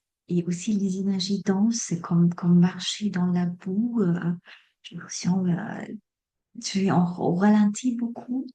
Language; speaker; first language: French; non-native, fluent; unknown